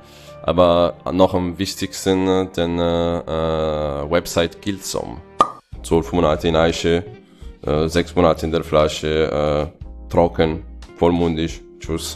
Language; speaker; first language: German; non-native, fluent; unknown